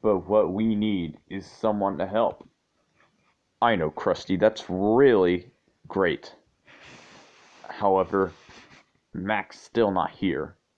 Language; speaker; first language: English; native; English